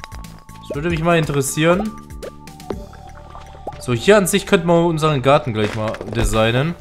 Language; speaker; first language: German; native; German